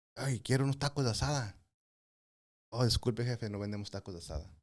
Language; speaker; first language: Spanish; early bilingual, other home language; English